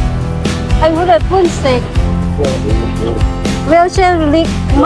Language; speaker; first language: German; non-native, learner; Thai